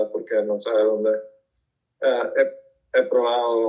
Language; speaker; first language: Spanish; early bilingual, heritage; Spanish